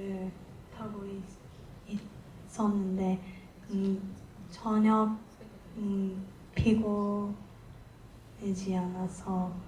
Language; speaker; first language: Korean; non-native, learner; Japanese